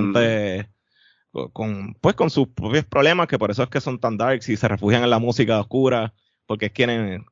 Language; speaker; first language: Spanish; native; Spanish